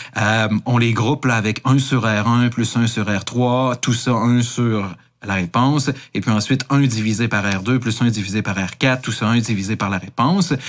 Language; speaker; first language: French; native; French